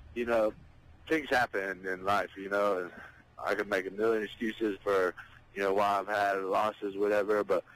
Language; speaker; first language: English; native; English